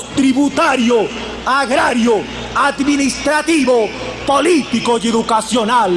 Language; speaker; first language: Spanish; native; Spanish